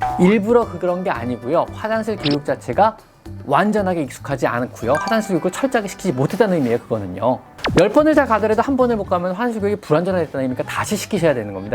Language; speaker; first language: Korean; native; Korean